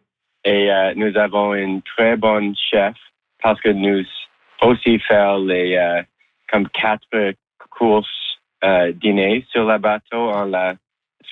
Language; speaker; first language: French; non-native, local second language; English